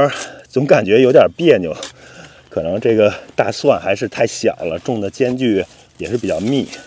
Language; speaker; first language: Chinese; native; Chinese